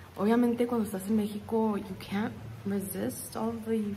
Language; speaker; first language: English; early bilingual, other home language; Spanish